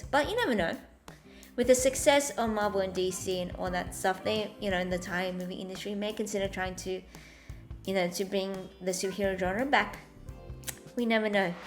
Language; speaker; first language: English; native; English